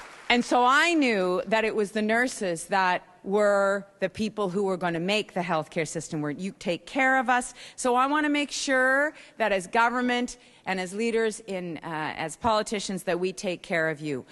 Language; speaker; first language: English; native; English